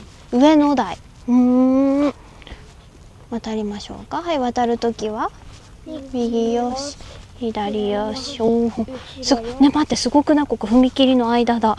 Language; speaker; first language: Japanese; native; Japanese